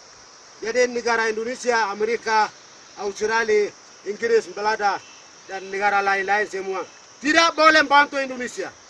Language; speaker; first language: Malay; non-native, local second language; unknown